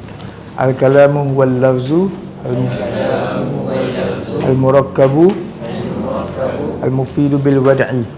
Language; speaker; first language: Arabic; non-native, learner; Malay